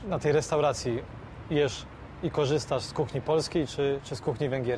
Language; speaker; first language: Polish; native; Polish